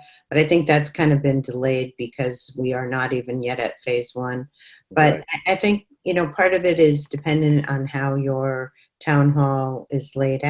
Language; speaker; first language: English; native; English